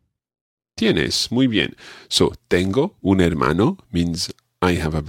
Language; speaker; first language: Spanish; non-native, fluent; English